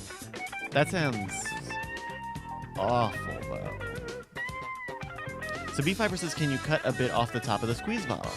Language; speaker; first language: English; native; English